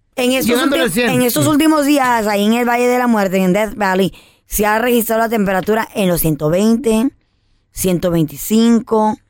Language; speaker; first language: Spanish; early bilingual, heritage; Spanish